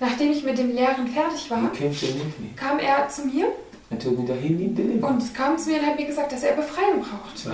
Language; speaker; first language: German; native; German